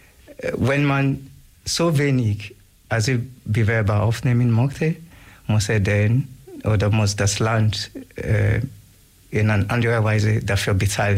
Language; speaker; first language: German; non-native, learner; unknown